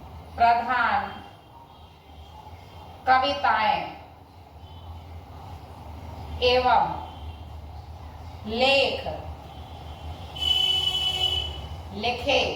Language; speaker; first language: Hindi; native; Hindi